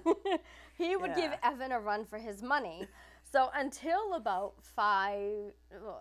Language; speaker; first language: English; native; English